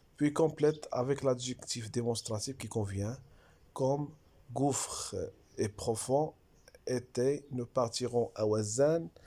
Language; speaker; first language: French; non-native, local second language; Arabic